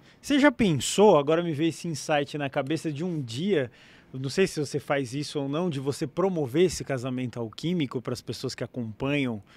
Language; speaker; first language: Portuguese; native; Portuguese